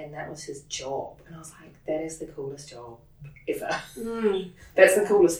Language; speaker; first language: English; native; English